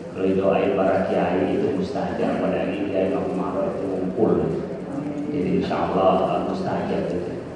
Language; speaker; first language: Indonesian; non-native, local second language; Madurese